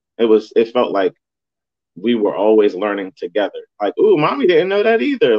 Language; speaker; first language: English; native; English